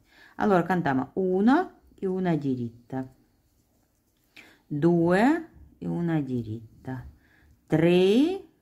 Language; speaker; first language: Italian; non-native, learner; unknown